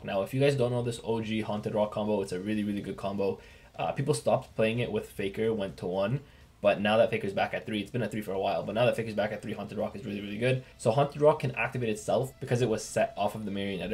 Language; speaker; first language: English; native; English